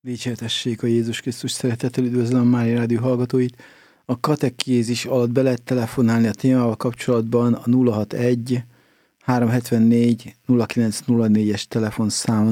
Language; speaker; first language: Hungarian; native; Hungarian